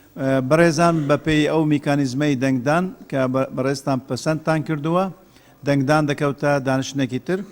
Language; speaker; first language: Central Kurdish; non-native, local second language; Kurdish